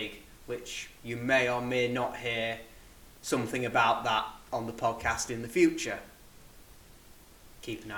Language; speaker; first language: English; native; English